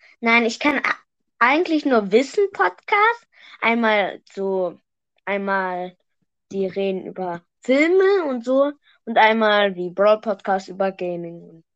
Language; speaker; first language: German; early bilingual, other home language; Vietnamese